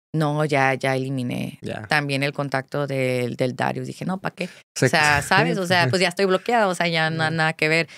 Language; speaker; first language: Spanish; non-native, fluent; English